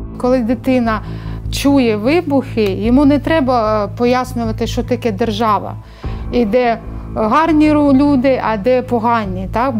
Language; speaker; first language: Ukrainian; non-native, local second language; Russian